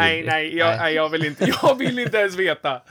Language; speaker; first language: Swedish; native; Swedish